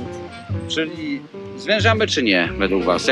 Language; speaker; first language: Polish; native; Polish